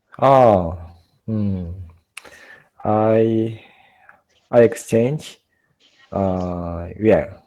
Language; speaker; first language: English; non-native, learner; Japanese